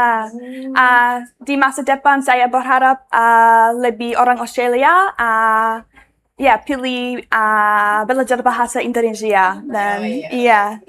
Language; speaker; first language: Indonesian; non-native, learner; English